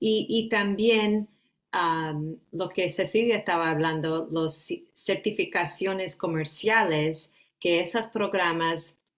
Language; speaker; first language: Spanish; early bilingual, heritage; Spanish